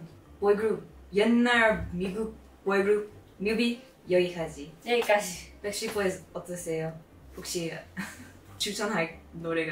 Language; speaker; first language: Korean; non-native, fluent; English